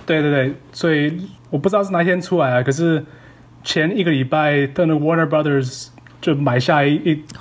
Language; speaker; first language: Chinese; early bilingual, heritage; Chinese